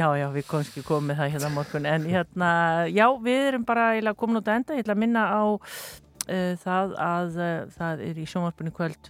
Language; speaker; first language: Icelandic; native; Icelandic